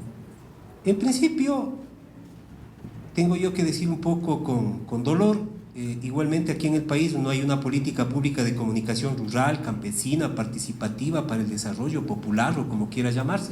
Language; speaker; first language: Spanish; native; Spanish